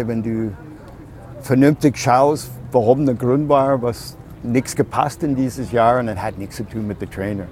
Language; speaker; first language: German; non-native, fluent; English